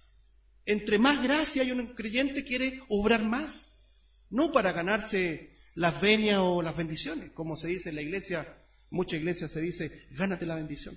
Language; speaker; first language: Spanish; native; Spanish